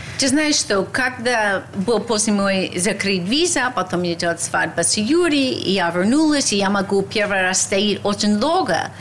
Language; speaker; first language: Russian; non-native, learner; English